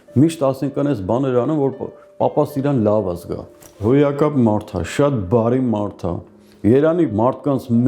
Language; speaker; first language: Armenian; native; Armenian